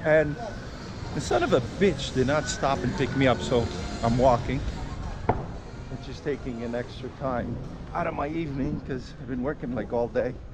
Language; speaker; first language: English; native; English